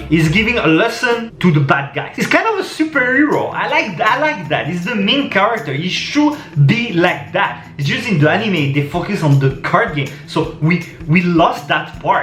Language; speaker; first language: English; non-native, fluent; French